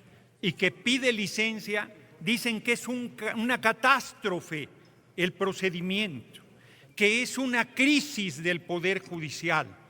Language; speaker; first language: Spanish; native; Spanish